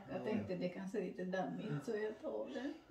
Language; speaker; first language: Swedish; non-native, fluent; Indonesian